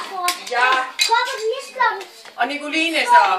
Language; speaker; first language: Danish; native; Danish